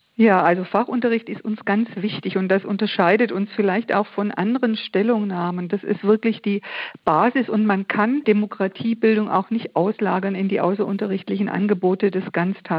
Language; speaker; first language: German; native; German